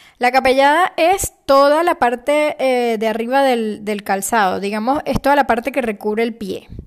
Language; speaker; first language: Spanish; native; Spanish